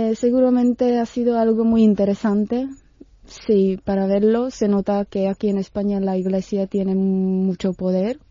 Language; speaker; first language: Spanish; non-native, fluent; Czech